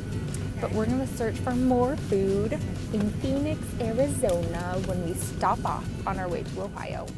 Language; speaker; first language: English; native; English